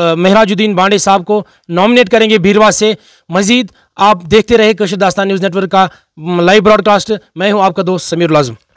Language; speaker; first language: Hindi; non-native, local second language; Kashmiri